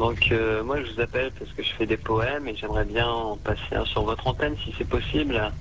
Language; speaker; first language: French; native; French